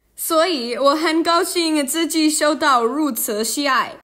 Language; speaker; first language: Chinese; non-native, learner; English